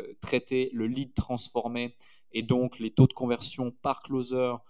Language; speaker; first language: French; native; French